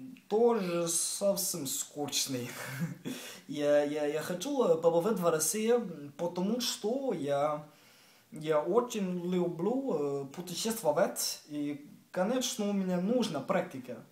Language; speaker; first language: Russian; non-native, learner; English